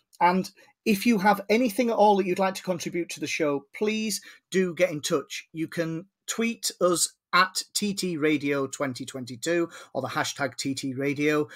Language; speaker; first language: English; native; English